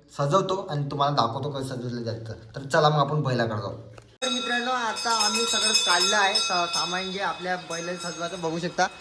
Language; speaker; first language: Marathi; native; Marathi